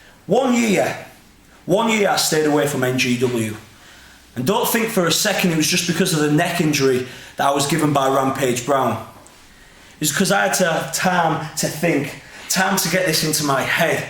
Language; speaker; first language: English; native; English